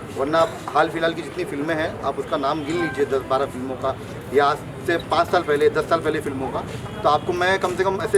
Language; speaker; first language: Hindi; native; Hindi